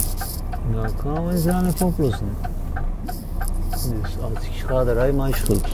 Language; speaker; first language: Dutch; non-native, fluent; Turkish